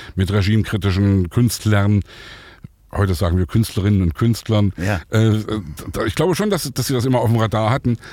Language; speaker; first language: German; native; German